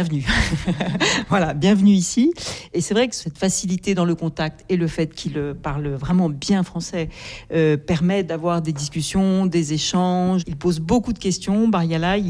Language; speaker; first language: French; native; French